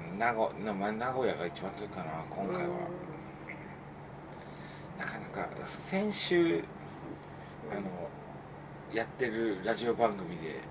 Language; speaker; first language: Japanese; native; Japanese